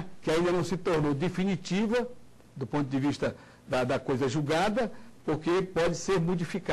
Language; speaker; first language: Portuguese; native; Portuguese